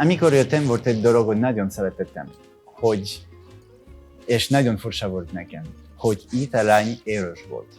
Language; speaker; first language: Hungarian; non-native, learner; French